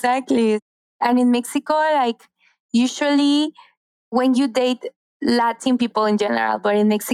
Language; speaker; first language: English; non-native, fluent; Spanish